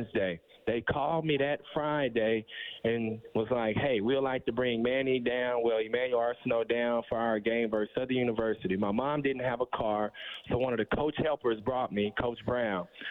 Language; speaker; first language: English; native; English